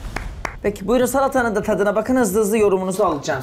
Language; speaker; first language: Turkish; native; Turkish